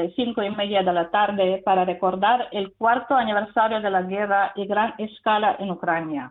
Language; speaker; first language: Spanish; non-native, fluent; Ukrainian